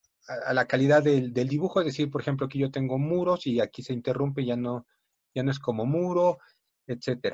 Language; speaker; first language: Spanish; native; Spanish